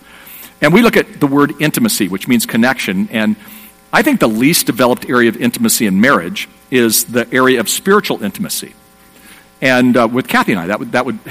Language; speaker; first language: English; native; English